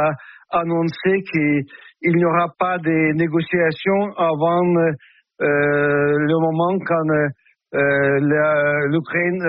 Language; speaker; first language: French; non-native, fluent; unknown